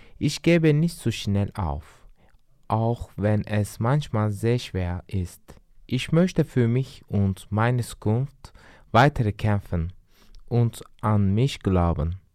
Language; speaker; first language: German; non-native, learner; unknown